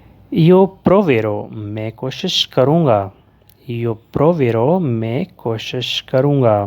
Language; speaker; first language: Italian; non-native, learner; Urdu